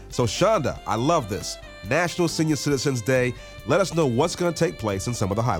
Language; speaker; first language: English; native; English